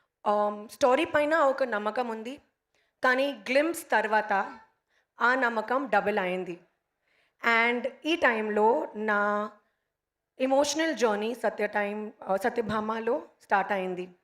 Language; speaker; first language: Telugu; non-native, learner; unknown